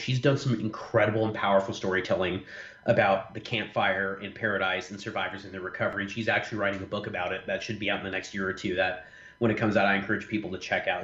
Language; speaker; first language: English; native; English